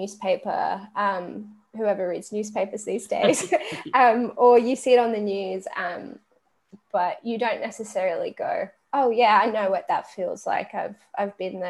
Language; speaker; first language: English; native; English